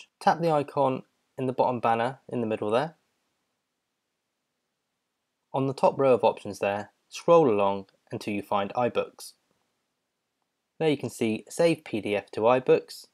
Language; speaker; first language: English; native; English